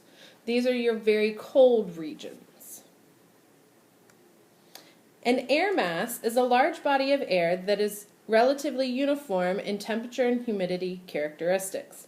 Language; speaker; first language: English; native; English